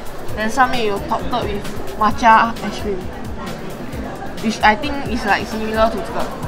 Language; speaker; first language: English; non-native, local second language; Chinese